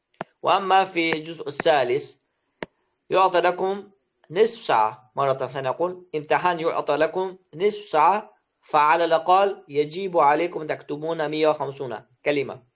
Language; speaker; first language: Arabic; non-native, fluent; Uzbek